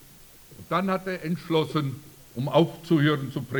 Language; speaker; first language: German; early bilingual, heritage; German